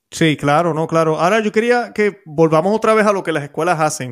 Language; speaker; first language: Spanish; native; Spanish